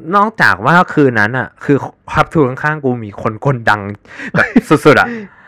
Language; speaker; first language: Thai; native; Thai